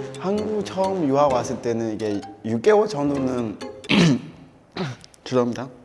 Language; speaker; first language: Korean; non-native, learner; Burmese